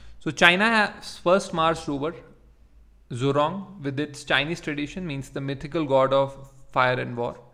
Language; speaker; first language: English; non-native, local second language; Hindi